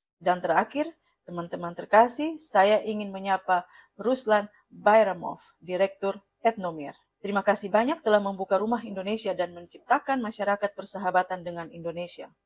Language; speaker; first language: Indonesian; non-native, fluent; Russian